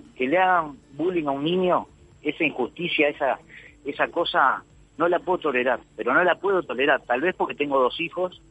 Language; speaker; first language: Spanish; native; Spanish